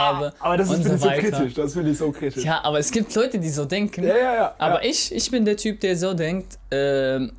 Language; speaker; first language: German; non-native, fluent; Arabic